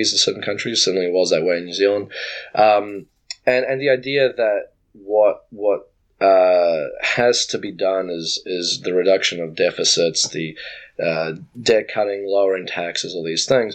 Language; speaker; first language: English; native; English